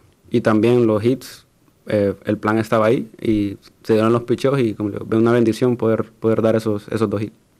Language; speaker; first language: Spanish; native; Spanish